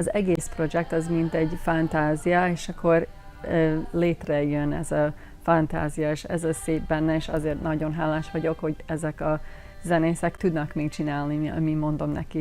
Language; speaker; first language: Hungarian; non-native, learner; English